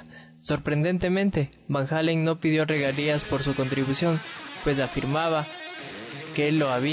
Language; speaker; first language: Spanish; native; Spanish